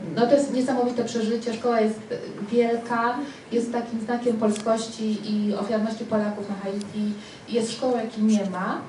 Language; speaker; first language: Polish; early bilingual, heritage; Spanish